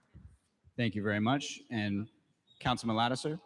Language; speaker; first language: English; native; English